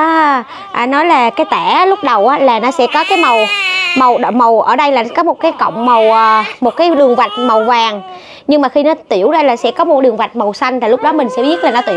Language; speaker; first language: Vietnamese; native; Vietnamese